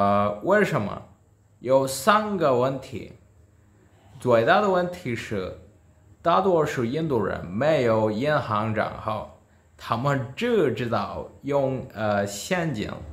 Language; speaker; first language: Chinese; non-native, learner; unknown